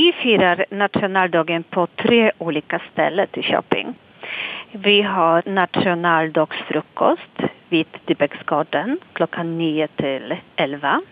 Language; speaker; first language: Swedish; non-native, fluent; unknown